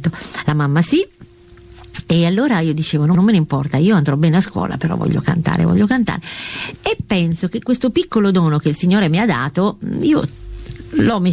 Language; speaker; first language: Italian; native; Italian